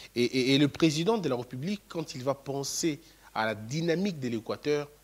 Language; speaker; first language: French; non-native, local second language; Lingala